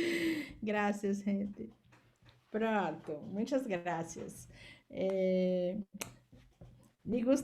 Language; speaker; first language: Portuguese; non-native, learner; Spanish